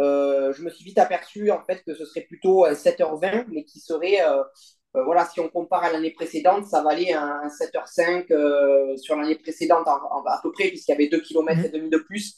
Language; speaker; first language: French; native; French